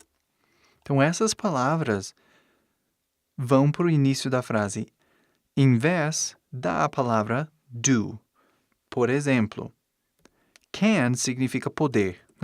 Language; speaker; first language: Portuguese; non-native, fluent; English